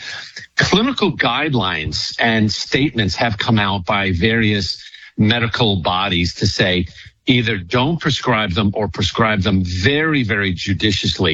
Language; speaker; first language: English; native; English